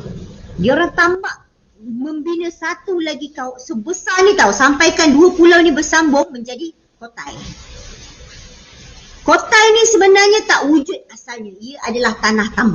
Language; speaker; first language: Malay; native; Malay